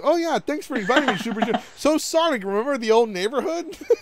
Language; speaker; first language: English; native; English